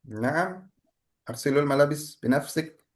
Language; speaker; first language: Arabic; non-native, learner; Indonesian